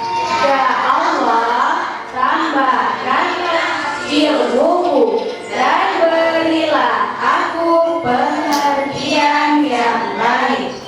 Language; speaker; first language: Indonesian; native; Indonesian